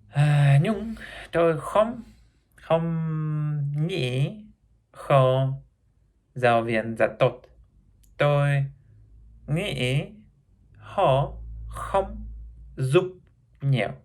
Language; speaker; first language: Vietnamese; non-native, learner; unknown